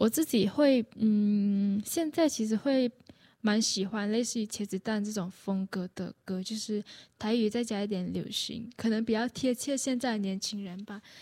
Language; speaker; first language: Chinese; native; Chinese